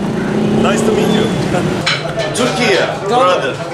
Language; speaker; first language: English; non-native, fluent; Turkish